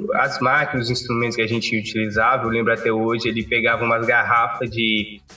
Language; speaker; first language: Portuguese; non-native, local second language; Kabuverdianu